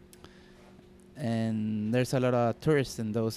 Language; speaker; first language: English; non-native, fluent; Spanish